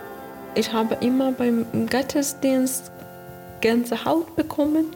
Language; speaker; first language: German; non-native, learner; Persian